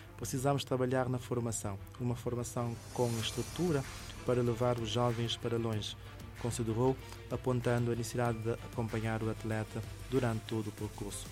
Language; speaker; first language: Portuguese; non-native, local second language; Kabuverdianu